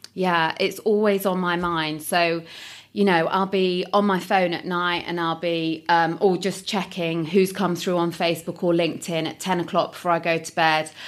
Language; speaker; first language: English; native; English